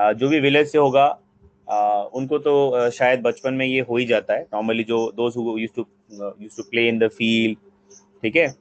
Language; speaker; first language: Hindi; non-native, local second language; Bangla